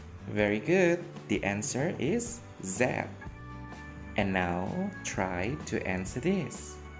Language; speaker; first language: English; non-native, fluent; Indonesian